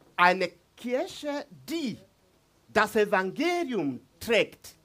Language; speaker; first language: German; non-native, learner; Swahili